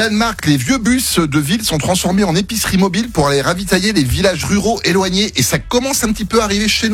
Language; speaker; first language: French; native; French